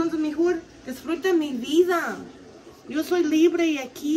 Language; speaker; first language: Spanish; non-native, learner; English